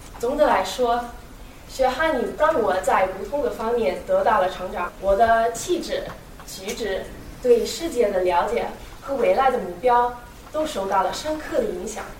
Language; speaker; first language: Chinese; non-native, fluent; English